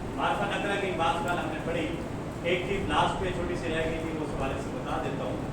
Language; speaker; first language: Urdu; non-native, local second language; Punjabi